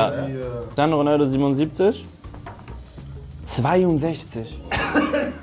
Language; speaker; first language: German; native; German